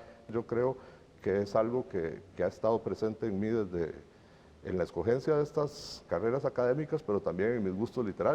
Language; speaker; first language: Spanish; native; Spanish